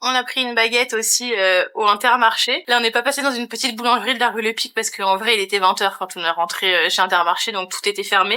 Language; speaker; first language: French; native; French